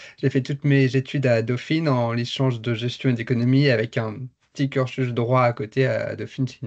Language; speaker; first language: French; native; French